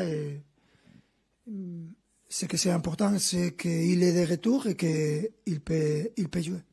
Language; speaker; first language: French; non-native, fluent; Spanish